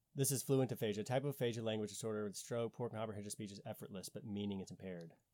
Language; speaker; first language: English; native; English